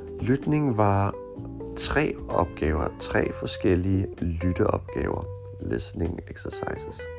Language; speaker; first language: Danish; non-native, fluent; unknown